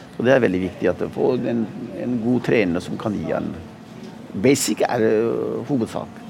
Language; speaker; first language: Norwegian; early bilingual, other home language; Punjabi